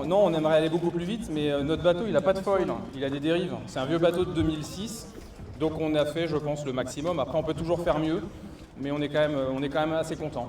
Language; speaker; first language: French; native; French